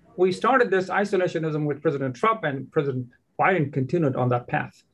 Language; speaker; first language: English; non-native, fluent; Persian